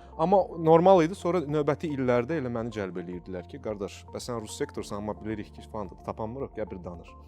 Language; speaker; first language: Azerbaijani; non-native, local second language; Russian